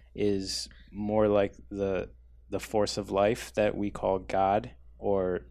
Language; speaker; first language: English; native; English